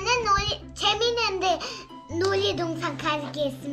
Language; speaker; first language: Korean; early bilingual, heritage; Korean